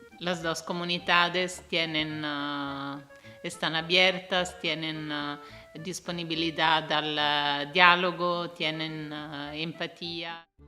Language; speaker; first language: Spanish; non-native, fluent; Italian